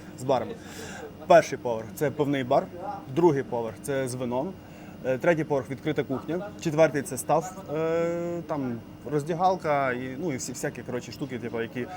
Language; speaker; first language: Ukrainian; native; Ukrainian